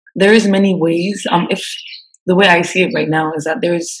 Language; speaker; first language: English; non-native, fluent; French